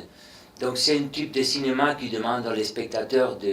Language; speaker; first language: French; non-native, fluent; Spanish